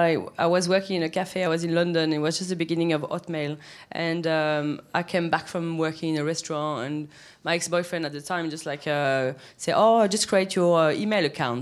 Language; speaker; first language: English; non-native, fluent; French